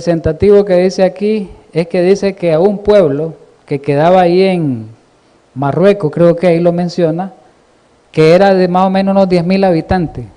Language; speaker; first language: Spanish; native; Spanish